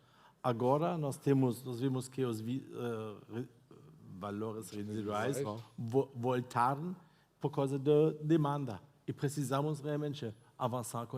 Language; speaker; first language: Portuguese; non-native, fluent; German